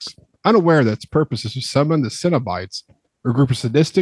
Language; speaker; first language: English; native; English